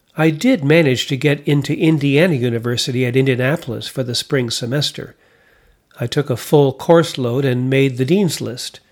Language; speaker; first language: English; native; English